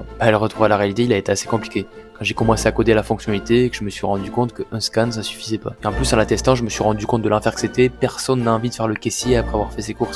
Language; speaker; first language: French; native; French